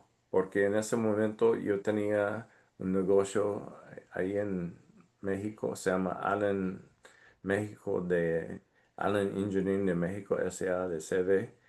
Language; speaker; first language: Spanish; non-native, fluent; English